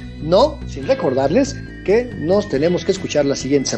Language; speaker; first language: Spanish; native; Spanish